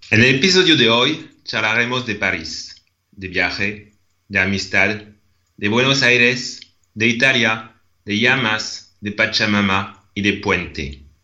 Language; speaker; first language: Spanish; non-native, fluent; French